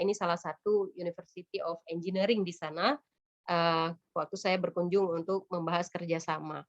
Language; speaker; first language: Indonesian; native; Indonesian